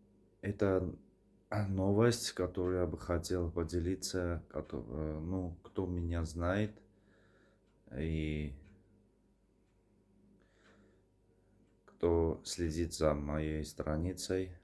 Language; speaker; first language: Russian; non-native, fluent; Armenian